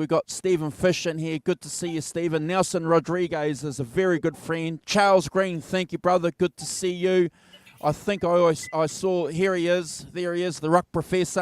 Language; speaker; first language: English; native; English